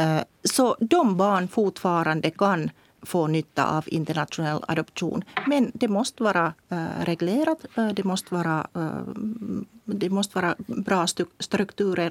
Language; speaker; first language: Swedish; non-native, local second language; Finnish